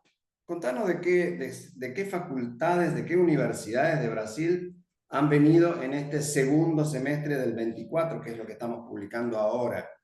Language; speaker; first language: Spanish; native; Spanish